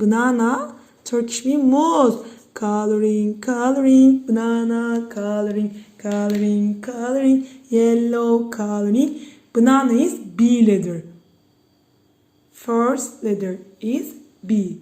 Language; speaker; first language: English; non-native, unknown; Turkish